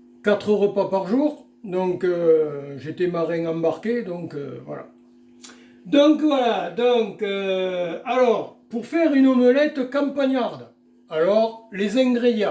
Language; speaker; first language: French; native; French